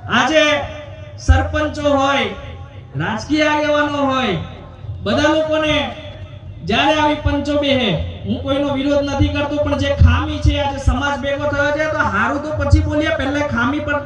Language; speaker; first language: Gujarati; non-native, local second language; Rathawi